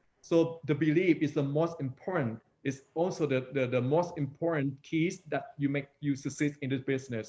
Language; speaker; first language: English; non-native, fluent; Vietnamese